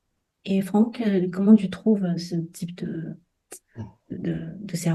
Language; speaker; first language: French; non-native, fluent; Chinese